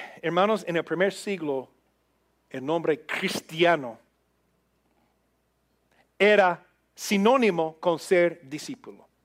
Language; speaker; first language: Spanish; non-native, fluent; English